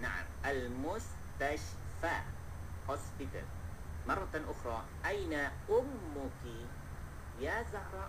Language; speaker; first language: Arabic; non-native, fluent; Malay